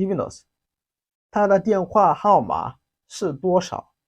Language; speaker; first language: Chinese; non-native, fluent; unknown